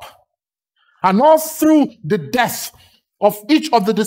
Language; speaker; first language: English; non-native, local second language; Yoruba